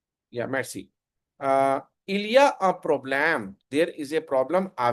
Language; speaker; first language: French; non-native, fluent; Hindi